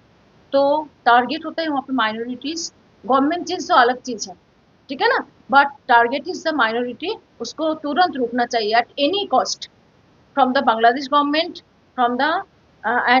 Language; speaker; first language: Hindi; non-native, local second language; Bangla